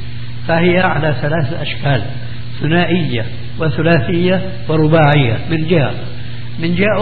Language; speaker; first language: Arabic; native; Arabic